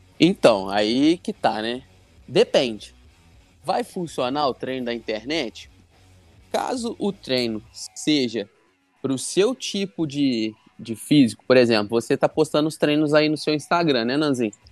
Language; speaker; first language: Portuguese; native; Portuguese